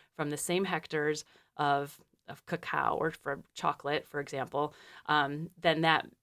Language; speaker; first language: English; native; English